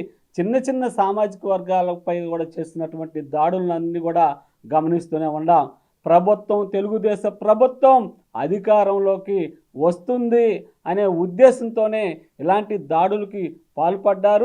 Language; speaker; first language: Telugu; native; Telugu